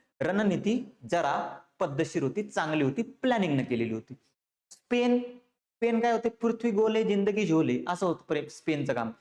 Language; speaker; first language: Marathi; native; Marathi